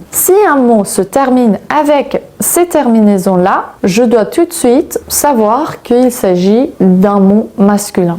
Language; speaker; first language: French; non-native, fluent; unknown